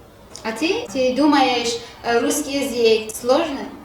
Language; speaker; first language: Russian; non-native, learner; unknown